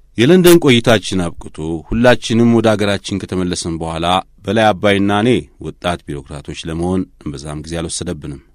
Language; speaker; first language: Amharic; native; Amharic